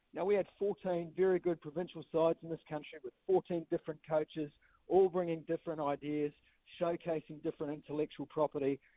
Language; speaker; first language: English; native; English